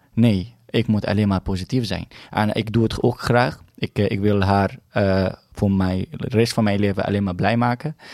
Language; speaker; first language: Dutch; non-native, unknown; Arabic